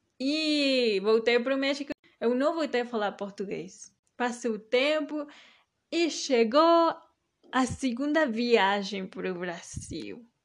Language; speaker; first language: Portuguese; early bilingual, heritage; Portuguese